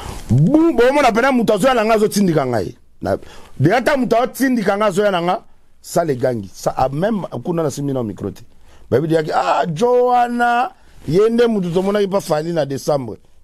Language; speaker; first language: French; non-native, local second language; Lingala